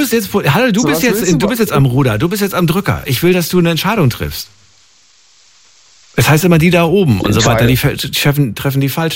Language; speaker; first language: German; native; German